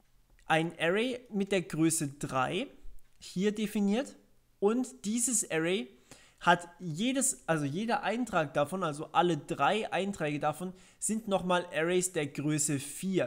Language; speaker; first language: German; native; German